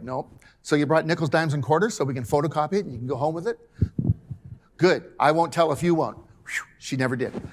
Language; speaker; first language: English; native; English